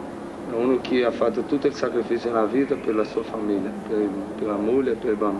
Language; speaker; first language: Italian; non-native, fluent; Portuguese